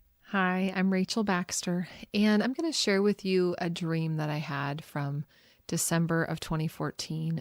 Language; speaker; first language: English; native; English